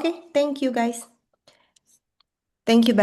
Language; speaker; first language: English; non-native, fluent; Indonesian